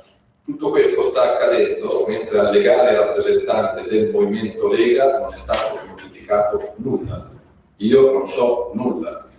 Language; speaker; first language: Italian; native; Italian